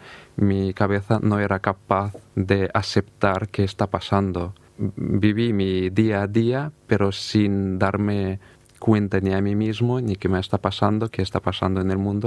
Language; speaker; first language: Spanish; non-native, fluent; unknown